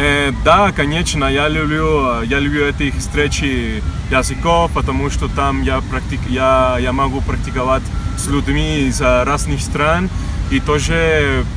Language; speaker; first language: Russian; non-native, learner; Spanish